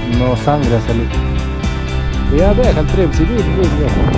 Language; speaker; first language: Spanish; native; Spanish